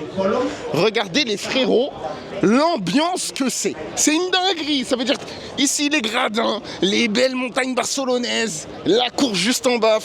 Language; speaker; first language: French; native; French